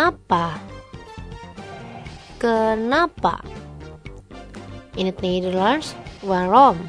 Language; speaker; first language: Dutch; non-native, fluent; Indonesian